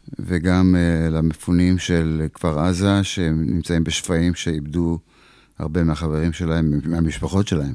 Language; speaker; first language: Hebrew; early bilingual, other home language; Polish